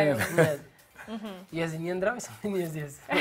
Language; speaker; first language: Russian; non-native, learner; Spanish